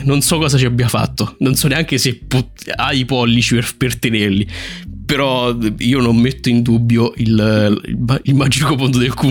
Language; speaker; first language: Italian; native; Italian